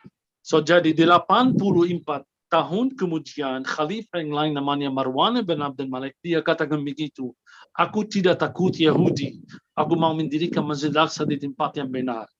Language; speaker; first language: Indonesian; non-native, fluent; Arabic